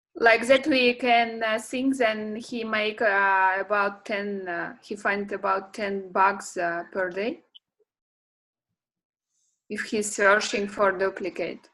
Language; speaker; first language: English; non-native, learner; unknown